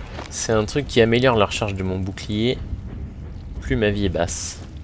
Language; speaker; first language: French; native; French